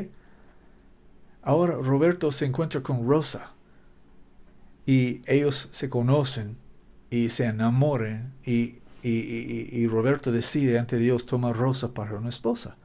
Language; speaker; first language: Spanish; non-native, learner; English